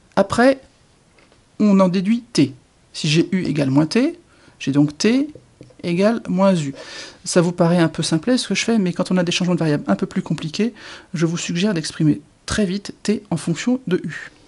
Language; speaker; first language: French; native; French